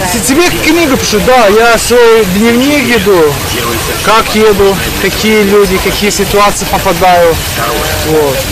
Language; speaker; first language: Russian; non-native, local second language; Azerbaijani